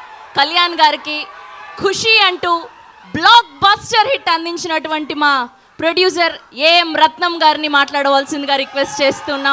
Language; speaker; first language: Telugu; native; Telugu